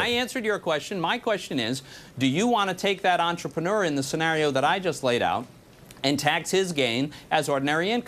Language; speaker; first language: English; native; English